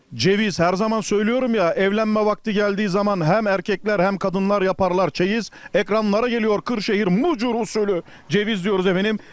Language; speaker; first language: Turkish; native; Turkish